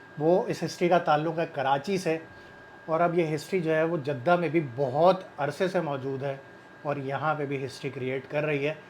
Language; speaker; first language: Urdu; native; Urdu